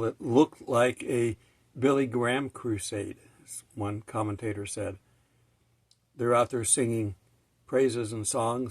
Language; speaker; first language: English; native; English